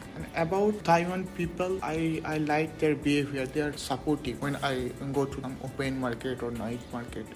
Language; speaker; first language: English; non-native, local second language; Bangla